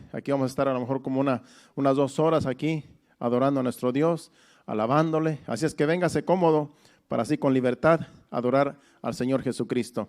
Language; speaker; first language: Spanish; native; Spanish